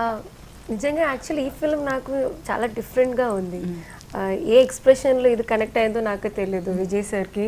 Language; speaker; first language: Telugu; non-native, learner; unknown